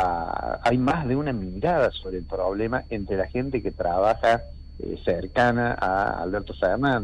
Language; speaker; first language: Spanish; native; Spanish